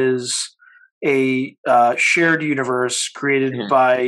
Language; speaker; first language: English; native; English